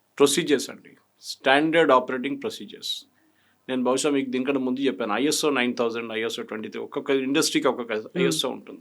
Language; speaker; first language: Telugu; non-native, fluent; Malayalam